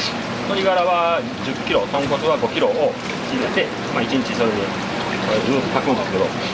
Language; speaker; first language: Japanese; native; Japanese